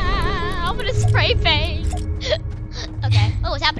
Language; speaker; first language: English; native; English